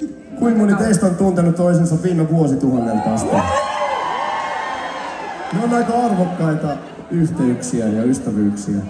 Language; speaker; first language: Finnish; native; Finnish